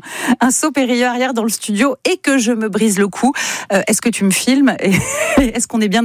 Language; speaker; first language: French; native; French